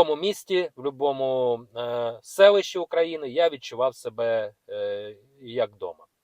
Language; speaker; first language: Ukrainian; non-native, local second language; Russian